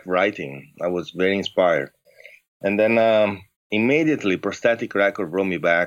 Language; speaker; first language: English; non-native, fluent; Italian